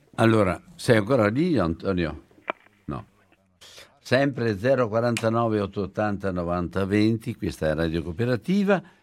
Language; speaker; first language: Italian; native; Italian